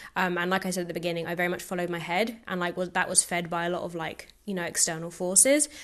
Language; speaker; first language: English; native; English